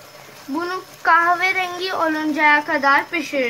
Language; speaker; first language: Turkish; non-native, learner; Urdu